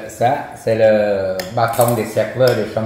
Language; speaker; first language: French; early bilingual, other home language; Vietnamese